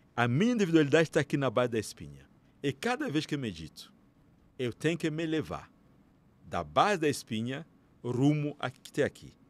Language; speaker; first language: Portuguese; non-native, fluent; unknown